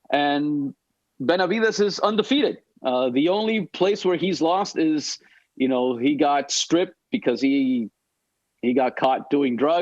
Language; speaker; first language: English; native; English